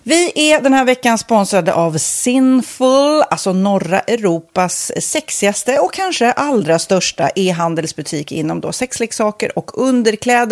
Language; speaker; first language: Swedish; native; Swedish